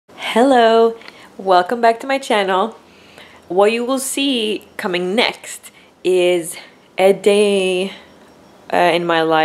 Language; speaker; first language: English; non-native, fluent; Swedish